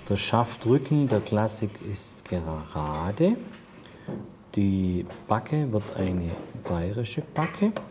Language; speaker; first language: German; native; German